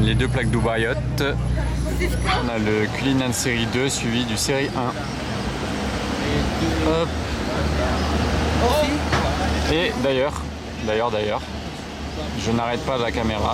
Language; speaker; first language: French; native; French